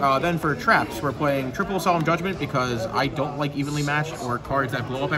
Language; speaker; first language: English; native; English